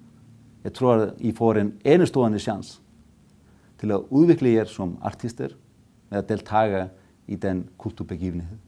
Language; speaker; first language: Danish; non-native, fluent; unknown